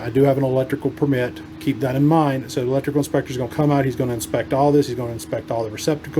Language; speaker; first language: English; native; English